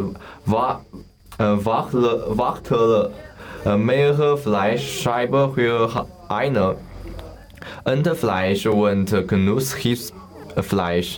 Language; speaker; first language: German; non-native, learner; Chinese